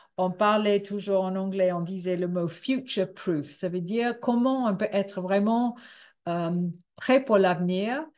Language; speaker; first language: French; non-native, fluent; English